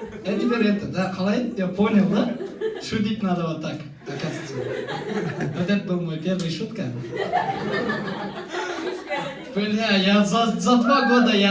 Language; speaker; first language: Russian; non-native, local second language; Kazakh